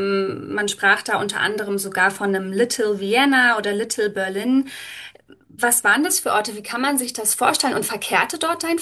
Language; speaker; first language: German; native; German